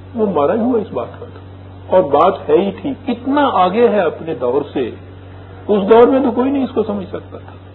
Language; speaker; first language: Urdu; native; Urdu